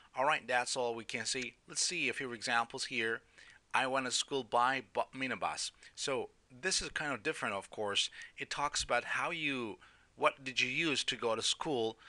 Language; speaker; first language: English; non-native, fluent; Turkish